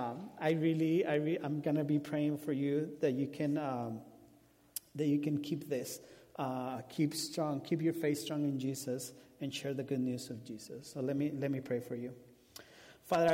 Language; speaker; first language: English; non-native, fluent; Spanish